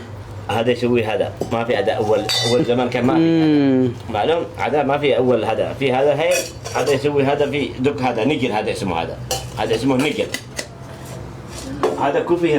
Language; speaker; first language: Arabic; non-native, learner; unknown